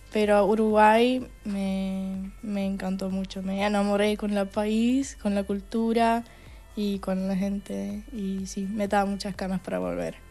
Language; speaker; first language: Spanish; non-native, fluent; Estonian